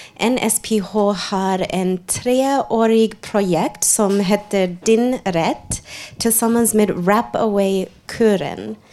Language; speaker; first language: Swedish; non-native, fluent; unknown